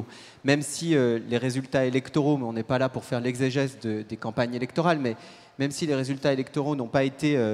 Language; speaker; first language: French; native; French